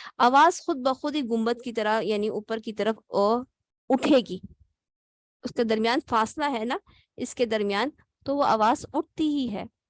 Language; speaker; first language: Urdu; native; Urdu